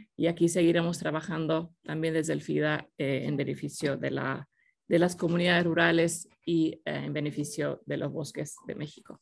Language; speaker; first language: Spanish; non-native, fluent; Finnish